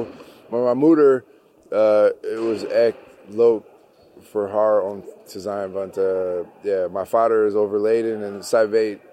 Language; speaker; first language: Dutch; non-native, learner; English